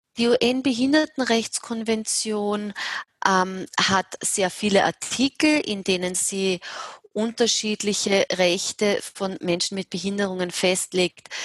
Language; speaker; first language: German; native; German